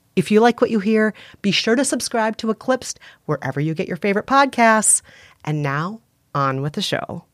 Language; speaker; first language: English; native; English